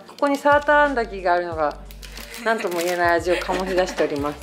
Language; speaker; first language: Japanese; native; Japanese